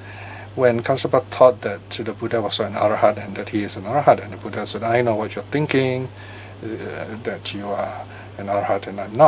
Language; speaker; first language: English; native; English